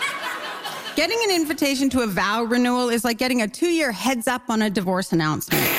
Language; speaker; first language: English; native; English